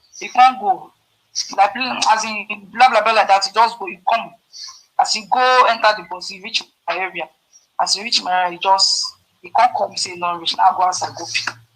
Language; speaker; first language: Nigerian Pidgin; non-native, local second language; Yoruba